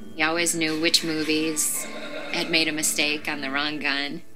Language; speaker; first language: English; native; English